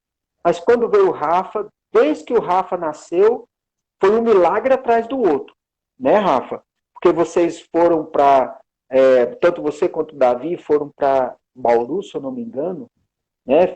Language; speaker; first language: Portuguese; native; Portuguese